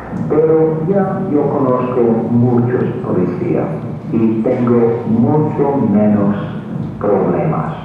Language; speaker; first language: Spanish; non-native, fluent; English